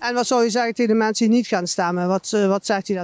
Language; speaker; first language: Dutch; native; Dutch